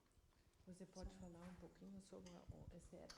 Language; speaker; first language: Portuguese; non-native, learner; German